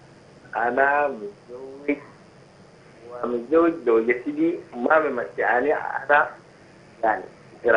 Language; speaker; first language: Arabic; non-native, local second language; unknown